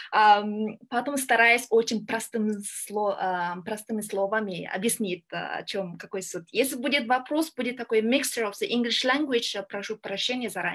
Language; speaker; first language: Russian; non-native, learner; Kyrgyz